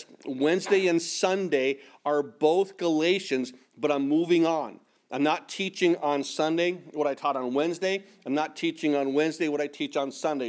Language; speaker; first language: English; native; English